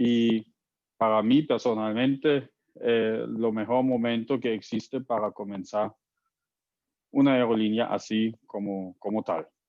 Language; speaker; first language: Spanish; non-native, fluent; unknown